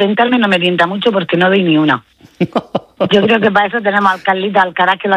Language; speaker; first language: Spanish; native; Spanish